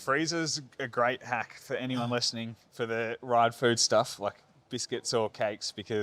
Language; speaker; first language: English; native; English